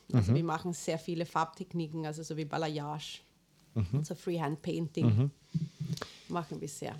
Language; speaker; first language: German; non-native, fluent; Swedish